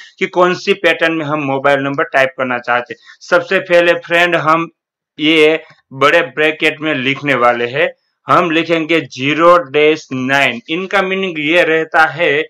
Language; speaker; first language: Hindi; non-native, local second language; Gujarati